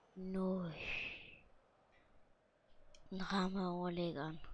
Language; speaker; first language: Danish; native; Danish